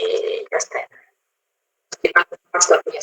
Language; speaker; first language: English; non-native, fluent; Indonesian